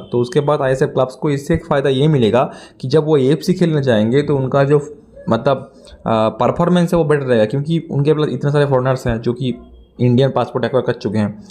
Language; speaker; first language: Hindi; native; Hindi